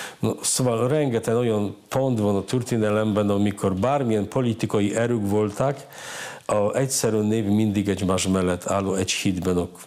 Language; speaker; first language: Hungarian; non-native, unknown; Polish